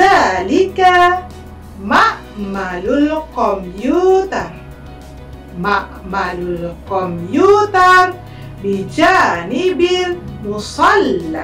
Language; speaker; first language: Arabic; non-native, fluent; Malay